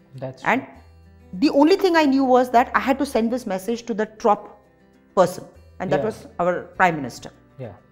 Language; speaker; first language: English; non-native, local second language; Tamil